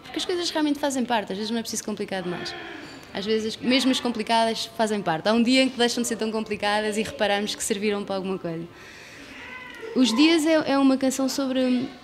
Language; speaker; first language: Portuguese; native; Portuguese